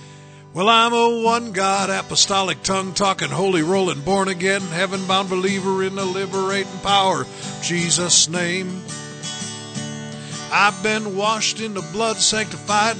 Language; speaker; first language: English; native; English